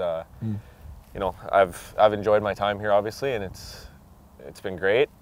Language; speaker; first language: English; native; English